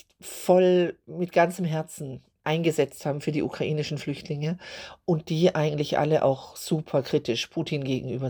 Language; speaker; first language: German; native; German